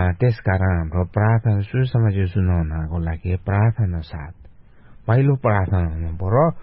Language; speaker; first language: Nepali; non-native, local second language; Sherpa